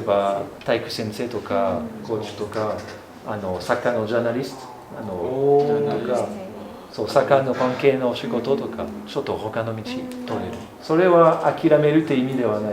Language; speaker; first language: Japanese; non-native, fluent; French